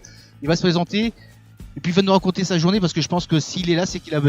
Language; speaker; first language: French; native; French